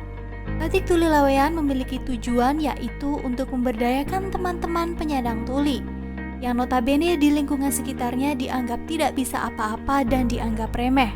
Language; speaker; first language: Indonesian; native; Indonesian